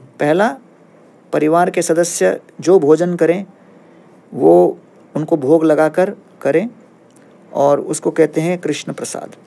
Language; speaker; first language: Hindi; non-native, local second language; Malayalam